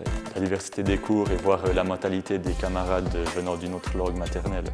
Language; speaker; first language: French; native; French